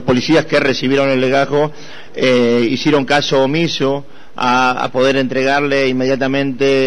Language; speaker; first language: Spanish; native; Spanish